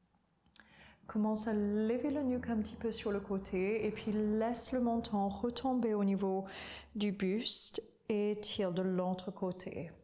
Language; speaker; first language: French; non-native, fluent; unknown